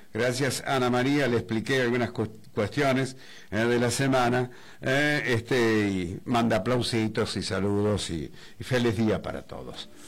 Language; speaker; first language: Spanish; native; Spanish